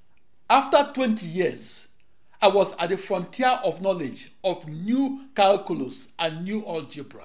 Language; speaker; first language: English; non-native, local second language; Igbo